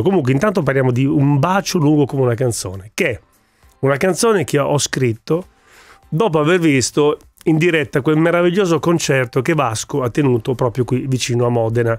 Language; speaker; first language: Italian; native; Italian